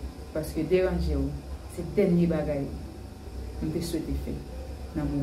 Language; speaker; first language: French; non-native, learner; Haitian Creole